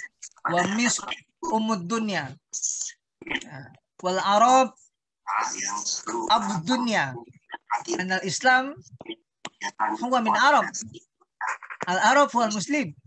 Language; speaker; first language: Arabic; non-native, learner; Indonesian